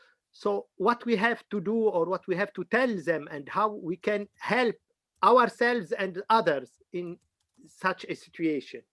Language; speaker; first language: English; non-native, fluent; Arabic